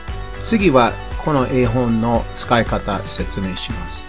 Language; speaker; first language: Japanese; non-native, fluent; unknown